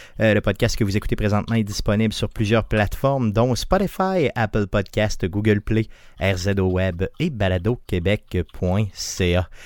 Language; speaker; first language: French; native; French